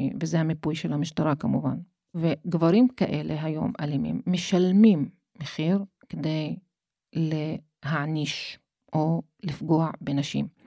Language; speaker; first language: Hebrew; non-native, local second language; Arabic